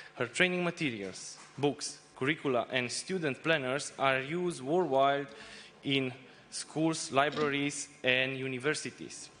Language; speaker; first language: English; non-native, fluent; Romanian